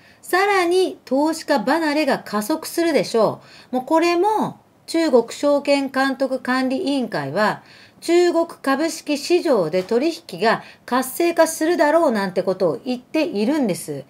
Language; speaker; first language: Japanese; early bilingual, other home language; Arabic